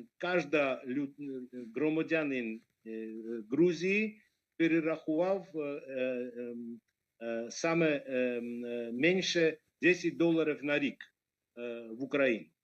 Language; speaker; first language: Ukrainian; non-native, fluent; Georgian